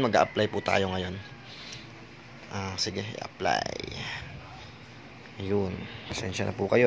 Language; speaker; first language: Filipino; native; Filipino